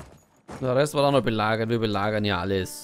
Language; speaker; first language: German; native; German